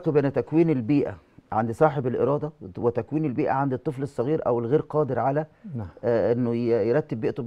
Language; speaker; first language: Arabic; native; Arabic